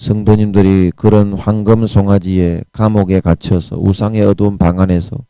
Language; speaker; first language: Korean; native; Korean